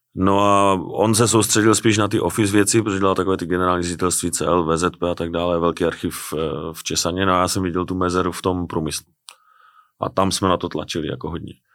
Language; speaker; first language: Czech; native; Czech